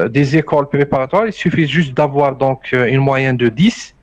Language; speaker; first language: French; non-native, local second language; Arabic